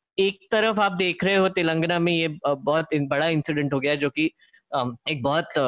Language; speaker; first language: Hindi; non-native, local second language; Marathi